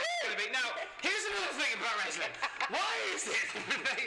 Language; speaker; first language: English; native; English